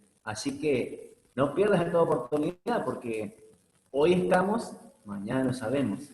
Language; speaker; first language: Spanish; native; Spanish